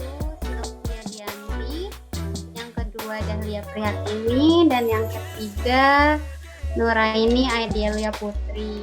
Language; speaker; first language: Indonesian; native; Indonesian